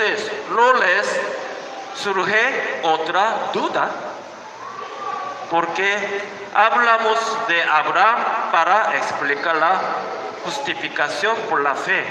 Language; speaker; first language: Spanish; non-native, learner; Korean